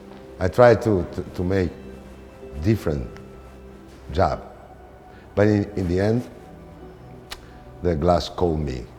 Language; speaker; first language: English; non-native, fluent; Italian